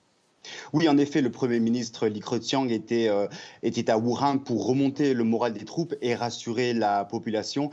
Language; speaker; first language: French; native; French